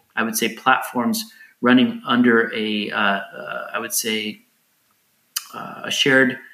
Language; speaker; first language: English; native; English